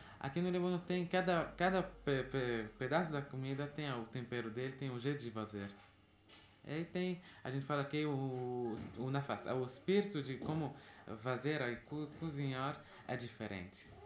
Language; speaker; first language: Portuguese; early bilingual, heritage; Portuguese